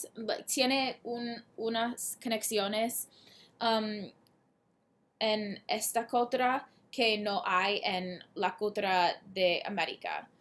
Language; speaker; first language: Spanish; non-native, learner; English